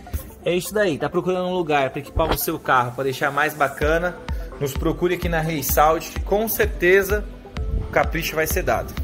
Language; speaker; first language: Portuguese; native; Portuguese